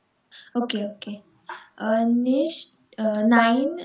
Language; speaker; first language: German; non-native, learner; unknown